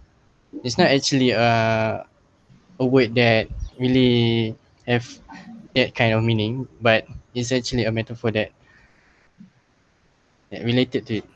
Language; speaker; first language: English; non-native, local second language; Malay